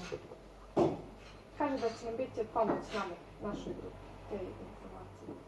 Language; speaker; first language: Bosnian; native; Bosnian